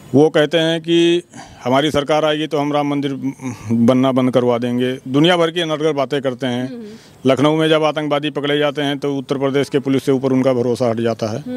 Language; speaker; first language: Hindi; native; Hindi